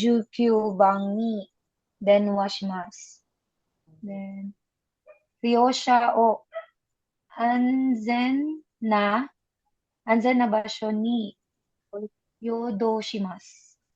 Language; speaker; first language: Japanese; non-native, learner; Filipino